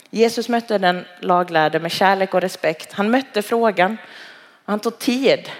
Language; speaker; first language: Swedish; early bilingual, other home language; Cantonese